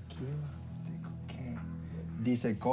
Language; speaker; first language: Spanish; non-native, learner; English